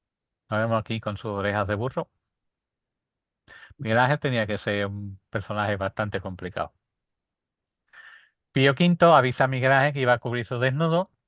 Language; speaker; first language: Spanish; native; Spanish